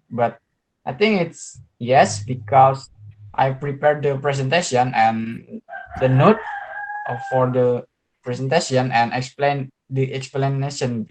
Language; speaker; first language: English; non-native, learner; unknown